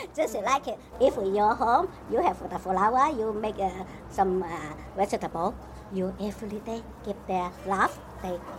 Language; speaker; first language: English; non-native, learner; Cantonese